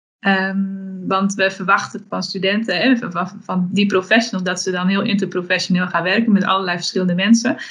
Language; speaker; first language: Dutch; native; Dutch